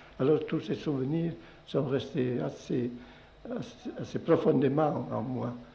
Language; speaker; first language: French; non-native, local second language; Occitan